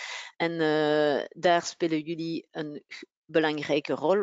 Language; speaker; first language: Dutch; non-native, local second language; French